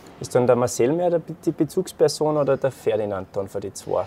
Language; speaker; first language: German; native; German